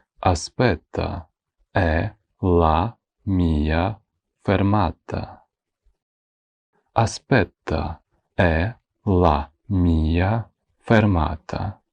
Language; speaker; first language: Italian; non-native, fluent; Ukrainian